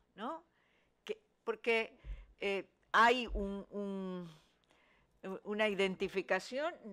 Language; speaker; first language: Spanish; native; Spanish